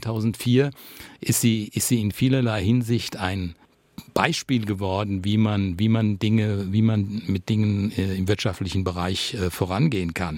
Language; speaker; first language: German; native; German